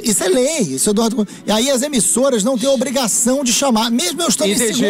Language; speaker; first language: Portuguese; native; Portuguese